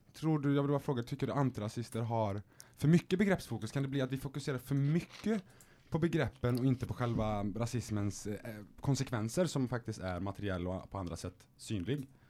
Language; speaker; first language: Swedish; early bilingual, other home language; Arabic